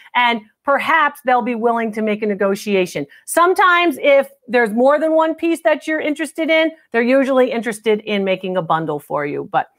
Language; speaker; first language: English; native; English